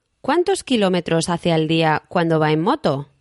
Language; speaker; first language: Spanish; native; Spanish